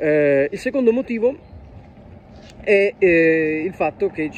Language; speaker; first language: Italian; native; Italian